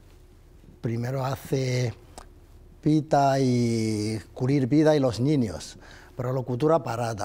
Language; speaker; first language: Spanish; non-native, learner; Chinese